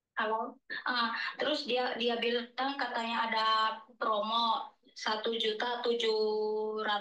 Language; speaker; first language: Indonesian; native; Indonesian